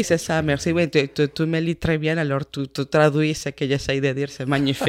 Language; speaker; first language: French; non-native, fluent; Spanish